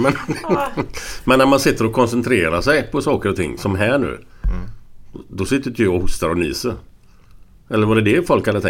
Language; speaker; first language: Swedish; native; Swedish